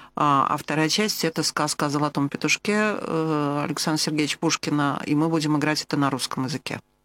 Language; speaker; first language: Russian; native; Russian